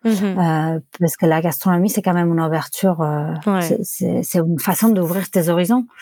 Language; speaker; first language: French; non-native, fluent; Spanish